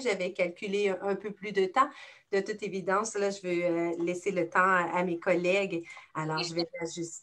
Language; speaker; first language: French; native; French